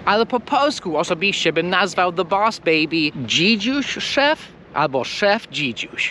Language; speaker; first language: Polish; non-native, fluent; English